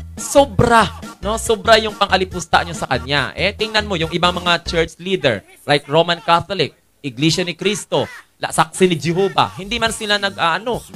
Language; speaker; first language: Filipino; non-native, local second language; Cebuano